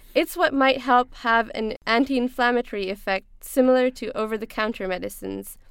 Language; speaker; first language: English; non-native, local second language; Urdu